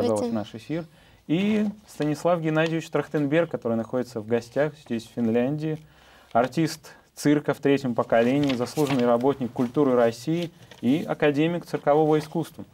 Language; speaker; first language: Russian; native; Russian